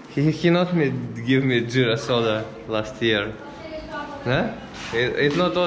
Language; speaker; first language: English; non-native, learner; Russian